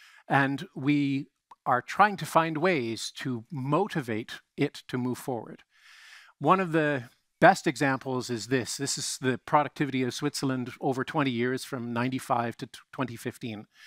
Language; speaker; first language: English; native; English